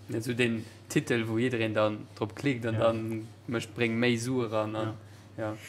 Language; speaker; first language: Luxembourgish; native; Luxembourgish